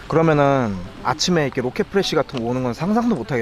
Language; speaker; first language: Korean; native; Korean